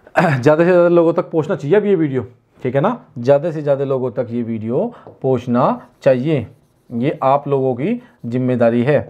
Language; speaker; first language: Hindi; native; Hindi